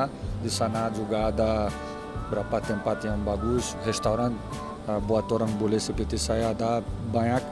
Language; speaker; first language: Indonesian; non-native, learner; Portuguese